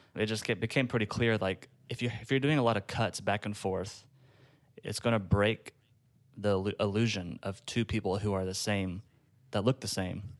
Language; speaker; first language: English; native; English